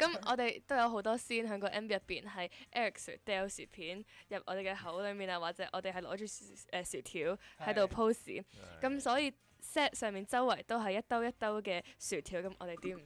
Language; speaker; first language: Cantonese; early bilingual, heritage; English